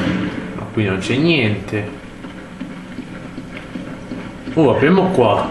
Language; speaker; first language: Italian; native; Italian